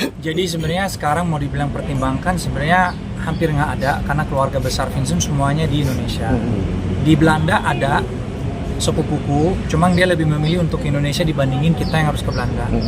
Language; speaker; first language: Indonesian; non-native, fluent; Dutch